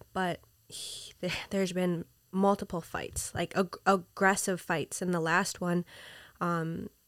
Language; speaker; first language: English; native; English